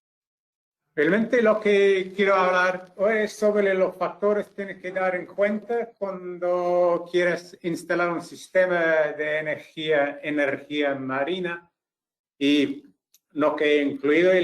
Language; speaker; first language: Spanish; non-native, fluent; English